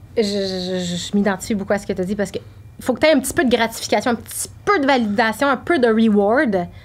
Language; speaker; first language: French; native; French